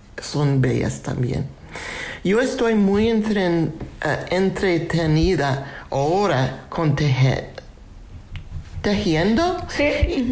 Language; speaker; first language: Spanish; non-native, fluent; English